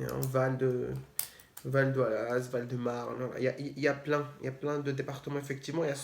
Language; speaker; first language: French; native; French